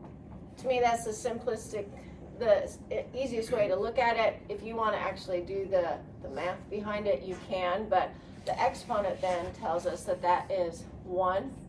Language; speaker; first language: English; native; English